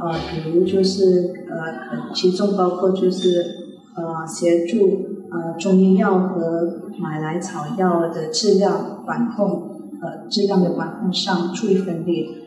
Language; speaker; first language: Chinese; non-native, local second language; Malay